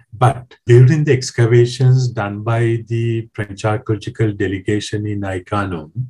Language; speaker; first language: English; non-native, local second language; Sinhala